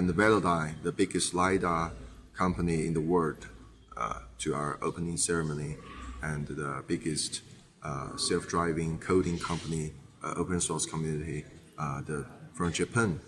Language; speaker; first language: English; non-native, fluent; Chinese